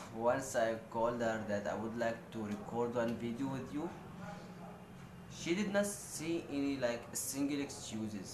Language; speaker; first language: English; non-native, fluent; Arabic